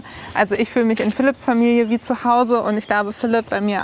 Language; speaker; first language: German; native; German